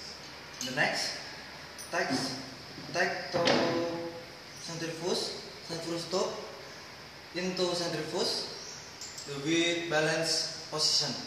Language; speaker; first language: English; non-native, learner; Indonesian